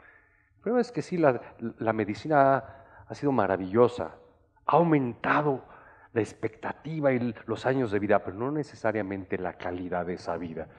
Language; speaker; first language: Spanish; native; Spanish